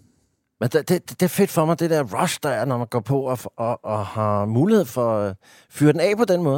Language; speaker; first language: Danish; native; Danish